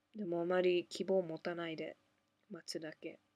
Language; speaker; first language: Japanese; non-native, fluent; English